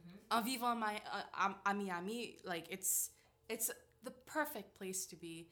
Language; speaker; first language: English; non-native, fluent; Haitian Creole